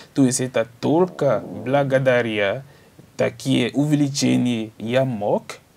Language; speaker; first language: Russian; non-native, learner; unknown